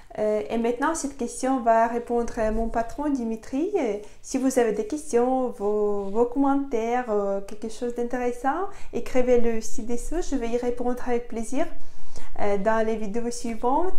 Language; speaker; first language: French; non-native, fluent; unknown